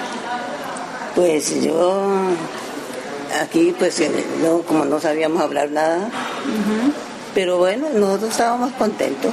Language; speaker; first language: Spanish; early bilingual, other home language; Japanese